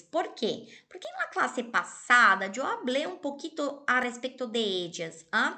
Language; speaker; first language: Spanish; non-native, fluent; Portuguese